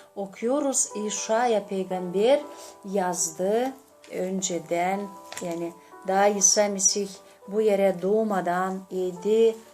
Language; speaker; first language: Turkish; non-native, learner; Gagauz